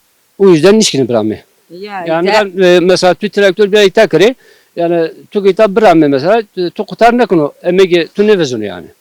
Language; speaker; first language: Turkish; non-native, local second language; Zaza